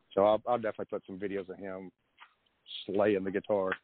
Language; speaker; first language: English; native; English